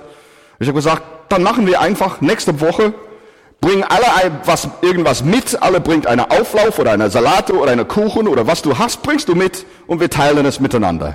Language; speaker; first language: German; non-native, fluent; English